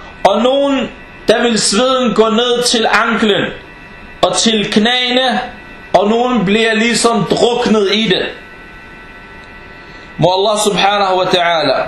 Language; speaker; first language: Danish; early bilingual, other home language; Arabic